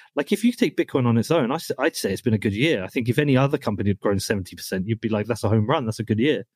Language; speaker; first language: English; native; English